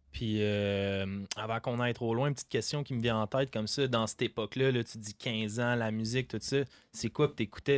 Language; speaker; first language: French; native; French